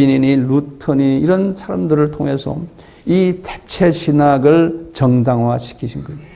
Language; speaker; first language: Korean; native; Korean